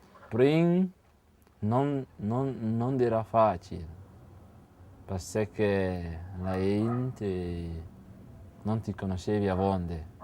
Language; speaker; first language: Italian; non-native, learner; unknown